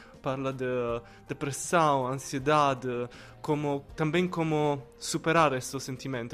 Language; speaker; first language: Portuguese; non-native, learner; Italian